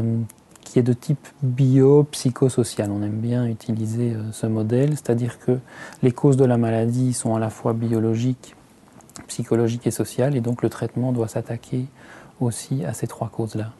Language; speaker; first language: French; native; French